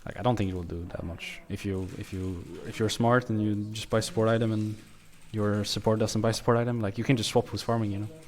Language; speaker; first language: English; non-native, fluent; Swedish